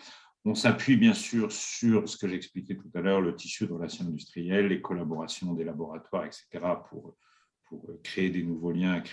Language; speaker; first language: French; native; French